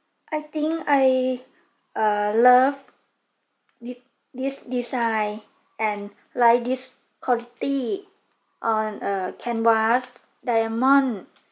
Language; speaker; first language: English; non-native, learner; Thai